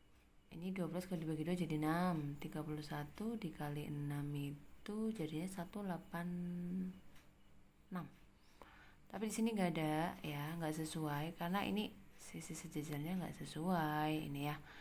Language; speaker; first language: Indonesian; native; Indonesian